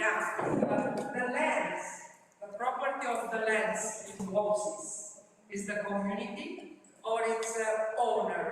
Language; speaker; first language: English; non-native, learner; Romanian